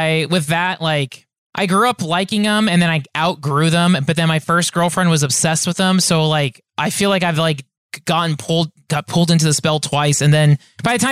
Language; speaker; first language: English; native; English